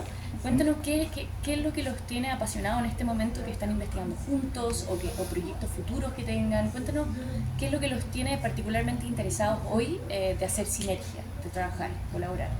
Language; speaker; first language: Spanish; native; Spanish